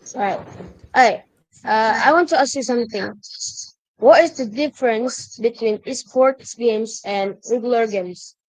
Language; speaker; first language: English; non-native, learner; Indonesian